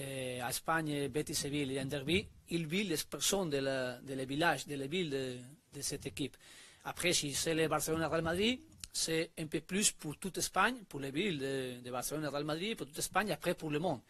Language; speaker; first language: French; non-native, learner; Spanish